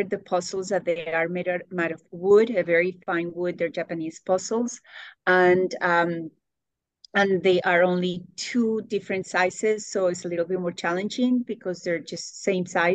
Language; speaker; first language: English; non-native, fluent; Spanish